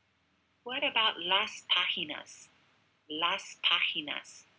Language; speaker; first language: Spanish; non-native, fluent; English